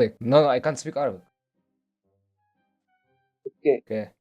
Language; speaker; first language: English; non-native, learner; Arabic